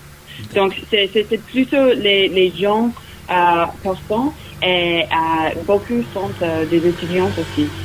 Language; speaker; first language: French; non-native, fluent; English